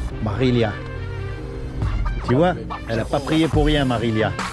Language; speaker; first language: French; native; French